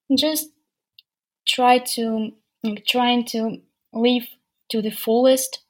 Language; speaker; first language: English; non-native, fluent; Ukrainian